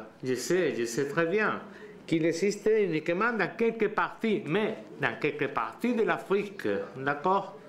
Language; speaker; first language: French; non-native, learner; Spanish